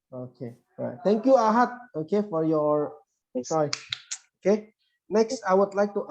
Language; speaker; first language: English; non-native, fluent; Indonesian